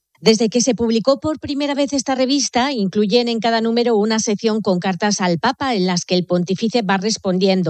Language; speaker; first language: Spanish; native; Spanish